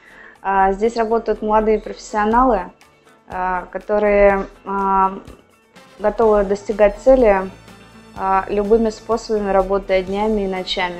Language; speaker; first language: Russian; native; Russian